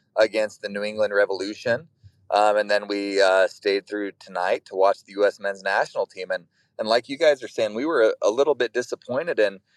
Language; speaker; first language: English; native; English